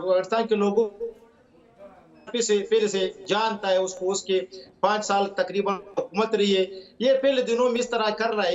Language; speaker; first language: Hindi; non-native, fluent; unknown